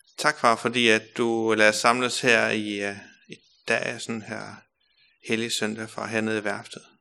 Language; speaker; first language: Danish; native; Danish